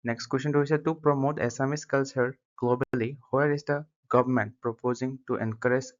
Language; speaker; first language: English; non-native, local second language; Assamese